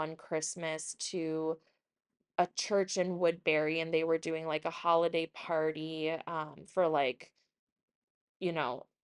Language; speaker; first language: English; native; English